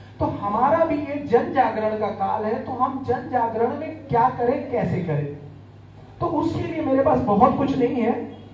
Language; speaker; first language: Hindi; native; Hindi